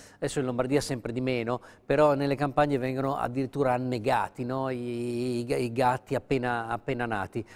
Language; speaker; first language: Italian; native; Italian